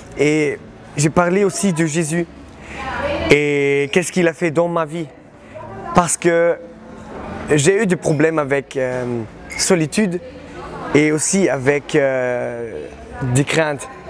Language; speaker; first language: French; non-native, learner; German